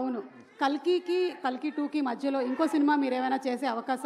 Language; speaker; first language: Telugu; native; Telugu